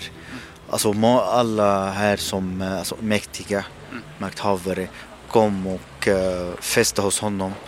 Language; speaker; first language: Swedish; non-native, fluent; Arabic